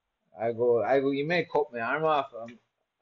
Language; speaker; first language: English; native; English